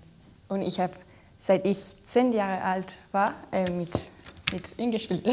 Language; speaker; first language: German; non-native, fluent; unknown